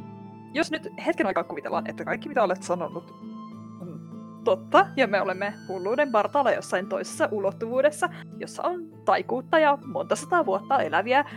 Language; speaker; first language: Finnish; native; Finnish